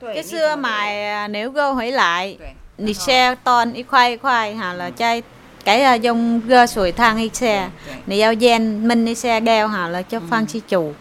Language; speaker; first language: Chinese; non-native, learner; Vietnamese